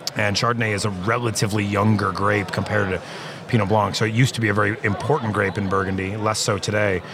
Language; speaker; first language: English; native; English